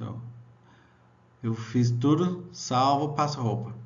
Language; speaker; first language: Portuguese; non-native, learner; English